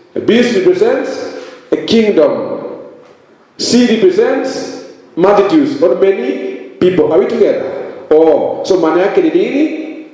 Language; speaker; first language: English; non-native, local second language; Swahili